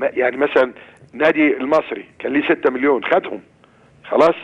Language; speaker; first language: Arabic; native; Arabic